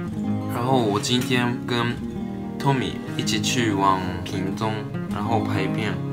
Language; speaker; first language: Chinese; non-native, learner; Japanese